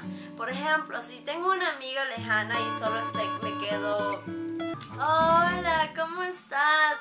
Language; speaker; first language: Spanish; early bilingual, heritage; Spanish